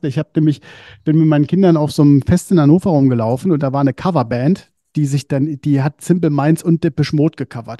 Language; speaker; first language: German; native; German